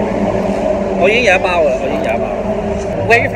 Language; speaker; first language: Chinese; non-native, local second language; Cantonese